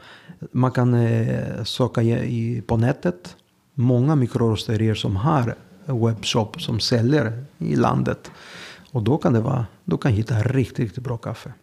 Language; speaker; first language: Swedish; non-native, fluent; Greek